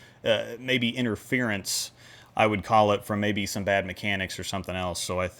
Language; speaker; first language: English; native; English